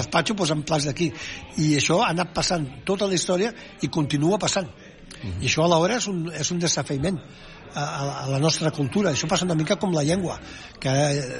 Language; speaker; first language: Catalan; native; Catalan